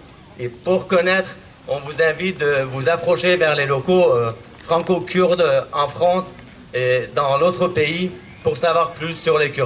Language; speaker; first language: French; non-native, fluent; Kurdish